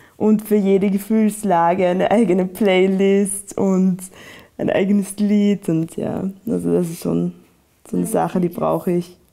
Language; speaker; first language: German; native; German